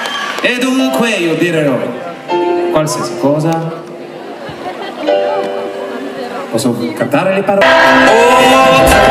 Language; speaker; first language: Italian; non-native, fluent; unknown